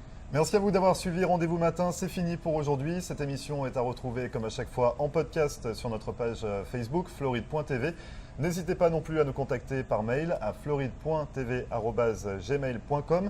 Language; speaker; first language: French; native; French